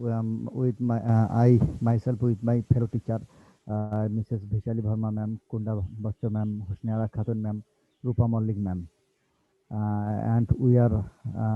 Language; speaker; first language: English; non-native, local second language; Bangla